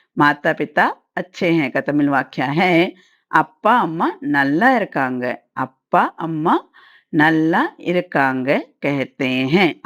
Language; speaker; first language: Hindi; non-native, local second language; Tamil